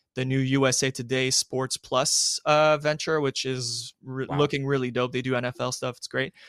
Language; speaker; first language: English; non-native, fluent; French